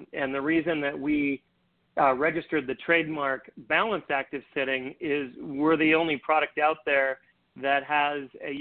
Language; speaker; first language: English; native; English